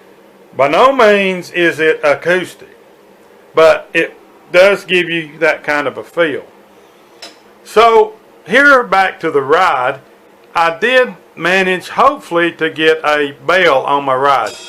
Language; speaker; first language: English; native; English